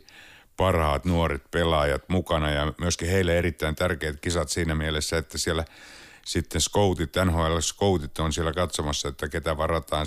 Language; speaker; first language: Finnish; native; Finnish